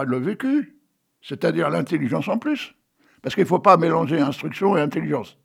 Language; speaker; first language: French; native; French